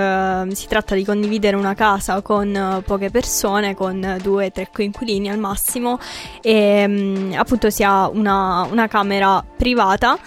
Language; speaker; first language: Italian; native; Italian